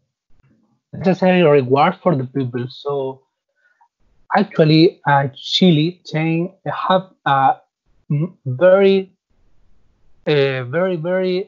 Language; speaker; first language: English; non-native, learner; Spanish